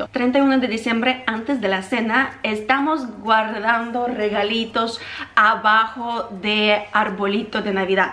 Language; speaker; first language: Spanish; non-native, fluent; Ukrainian